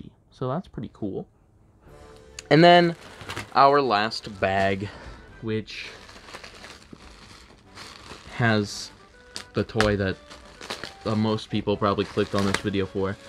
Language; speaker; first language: English; native; English